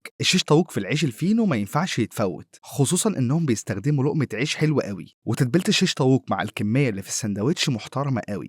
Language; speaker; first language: Arabic; native; Arabic